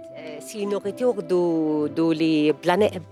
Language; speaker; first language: French; non-native, learner; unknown